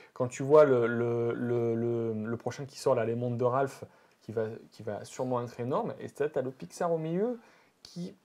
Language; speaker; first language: French; native; French